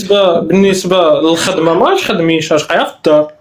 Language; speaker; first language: Arabic; native; Arabic